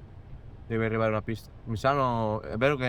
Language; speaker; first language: Italian; non-native, fluent; Spanish